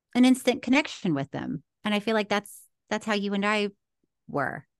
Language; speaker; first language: English; native; English